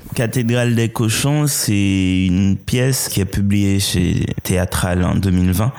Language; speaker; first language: French; non-native, local second language; Haitian Creole